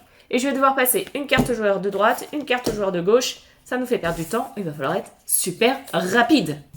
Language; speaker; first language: French; native; French